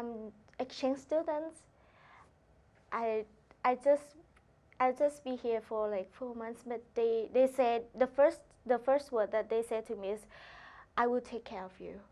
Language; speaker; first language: English; non-native, learner; Thai